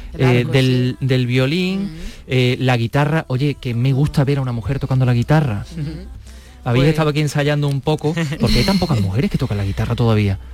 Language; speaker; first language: Spanish; native; Spanish